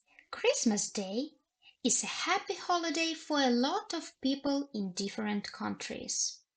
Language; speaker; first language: English; non-native, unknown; Ukrainian